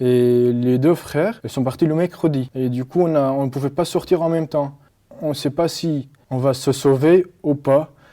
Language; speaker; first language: French; non-native, learner; Arabic